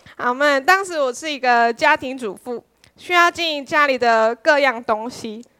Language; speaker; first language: Chinese; non-native, fluent; Korean